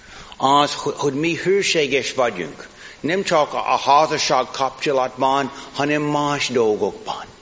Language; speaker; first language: Hungarian; non-native, fluent; English